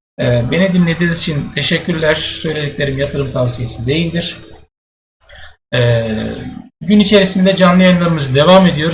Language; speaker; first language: Turkish; native; Turkish